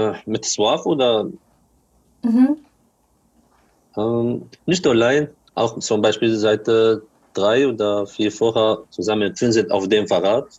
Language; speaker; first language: German; non-native, learner; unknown